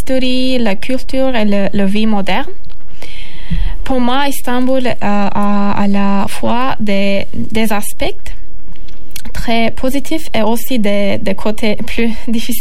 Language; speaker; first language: French; non-native, learner; Turkish